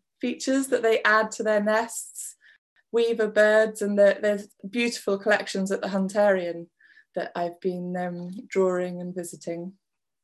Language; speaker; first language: English; native; English